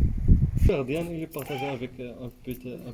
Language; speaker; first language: French; non-native, learner; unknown